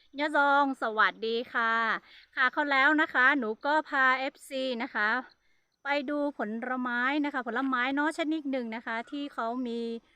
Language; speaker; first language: Thai; non-native, local second language; Hmong